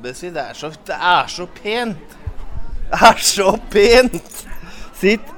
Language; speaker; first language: Norwegian; native; Norwegian